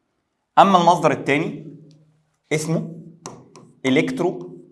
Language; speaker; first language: Arabic; native; Arabic